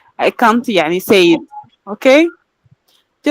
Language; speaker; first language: English; non-native, learner; Arabic